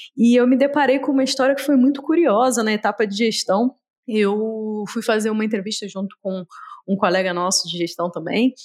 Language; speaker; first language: Portuguese; native; Portuguese